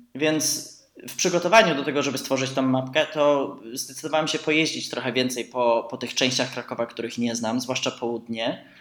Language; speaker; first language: Polish; early bilingual, heritage; Polish